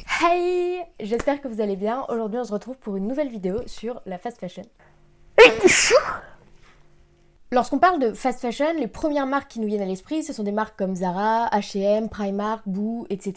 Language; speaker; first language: French; native; French